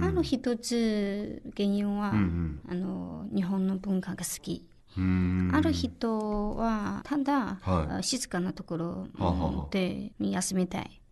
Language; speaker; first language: Japanese; non-native, learner; Chinese